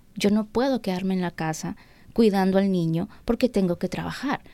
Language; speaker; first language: Spanish; native; Spanish